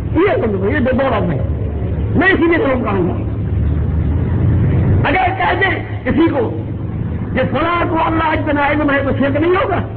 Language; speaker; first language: Urdu; non-native, local second language; Sindhi